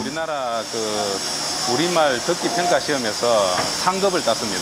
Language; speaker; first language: Korean; native; Korean